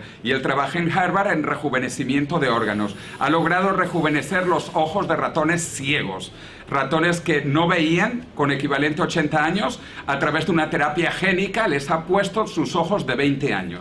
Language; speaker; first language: Spanish; native; Spanish